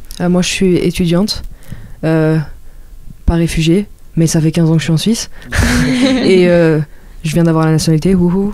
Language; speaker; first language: French; native; French